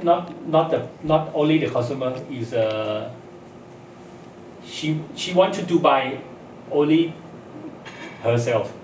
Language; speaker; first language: English; non-native, learner; Thai